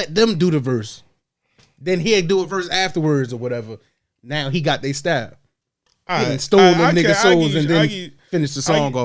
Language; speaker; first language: English; native; English